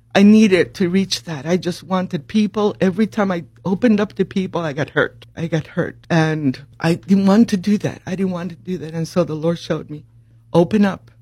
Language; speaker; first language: English; early bilingual, other home language; Spanish